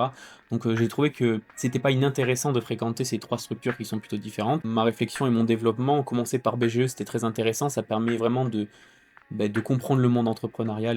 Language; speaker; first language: French; native; French